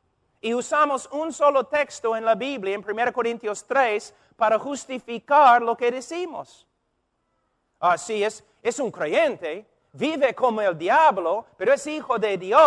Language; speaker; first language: Spanish; non-native, fluent; English